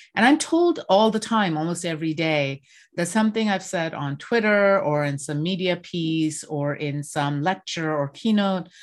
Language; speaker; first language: English; non-native, local second language; Bangla